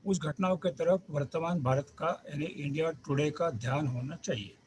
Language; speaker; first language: Hindi; non-native, local second language; Marathi